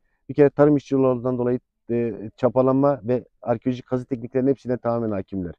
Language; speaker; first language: Turkish; native; Turkish